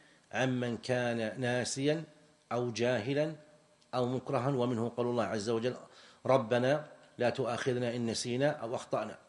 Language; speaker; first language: Arabic; native; Arabic